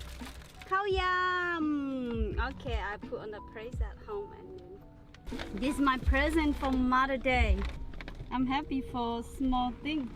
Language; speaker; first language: English; non-native, learner; Thai